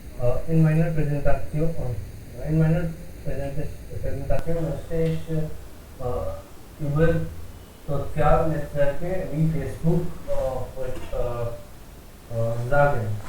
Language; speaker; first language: German; non-native, learner; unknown